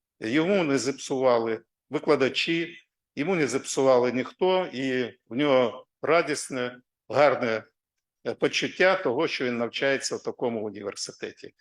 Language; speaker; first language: Ukrainian; non-native, local second language; Russian